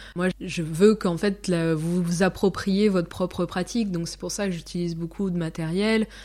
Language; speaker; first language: French; native; French